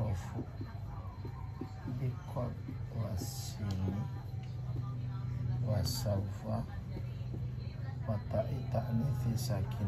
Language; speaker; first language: Arabic; non-native, fluent; Indonesian